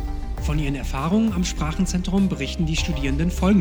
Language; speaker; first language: German; native; German